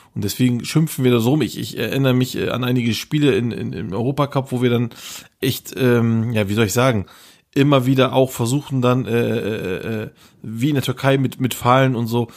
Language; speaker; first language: German; early bilingual, other home language; Turkish